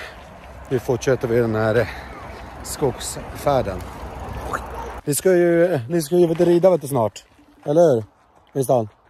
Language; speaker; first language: Swedish; native; Swedish